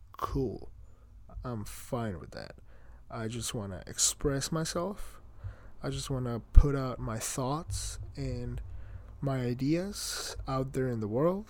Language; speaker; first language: English; early bilingual, other home language; Spanish